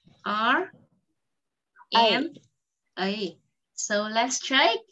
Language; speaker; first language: English; non-native, fluent; Vietnamese